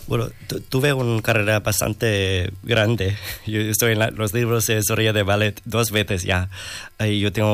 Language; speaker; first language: Spanish; non-native, fluent; English